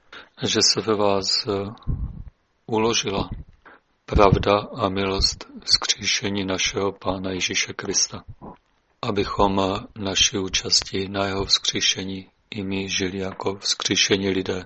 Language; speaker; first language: Czech; native; Czech